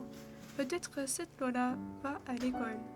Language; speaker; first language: French; non-native, learner; English